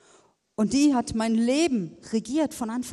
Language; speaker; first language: German; native; German